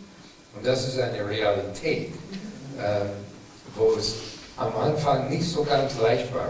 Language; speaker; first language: German; non-native, fluent; English